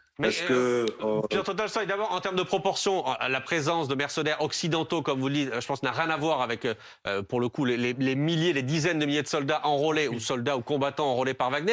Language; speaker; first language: French; native; French